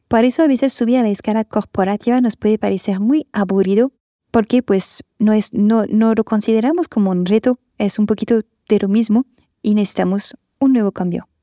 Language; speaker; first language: Spanish; non-native, fluent; French